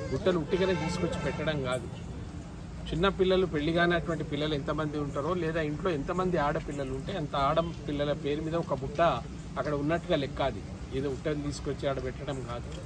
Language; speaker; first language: Telugu; non-native, local second language; Lambadi